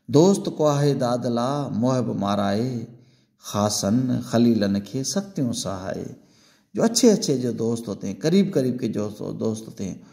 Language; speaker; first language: Urdu; non-native, local second language; Sindhi